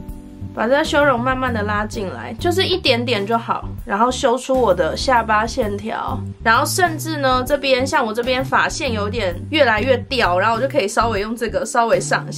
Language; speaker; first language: Chinese; native; Chinese